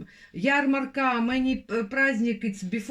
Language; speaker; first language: English; non-native, learner; Russian